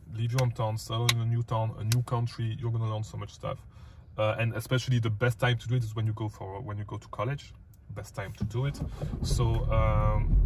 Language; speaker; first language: English; non-native, fluent; French